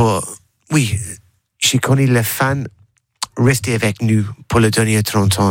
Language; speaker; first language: French; non-native, learner; English